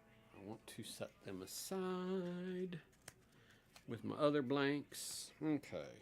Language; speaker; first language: English; native; English